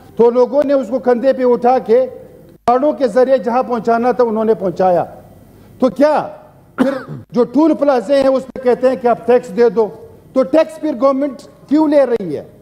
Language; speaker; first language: Urdu; non-native, local second language; Pashto